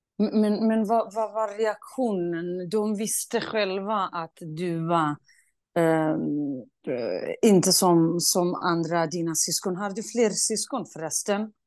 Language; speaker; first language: Swedish; non-native, fluent; Kurdish